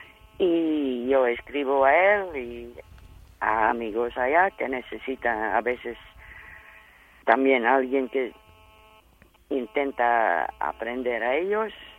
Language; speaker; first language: Spanish; non-native, learner; Dutch